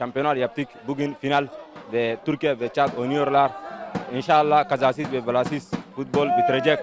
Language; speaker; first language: Turkish; non-native, learner; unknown